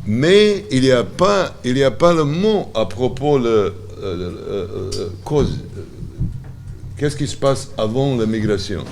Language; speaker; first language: French; non-native, learner; Serbian